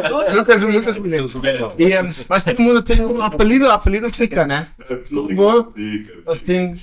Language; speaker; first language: Portuguese; non-native, learner; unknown